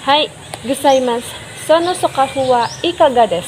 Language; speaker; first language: Japanese; non-native, learner; Filipino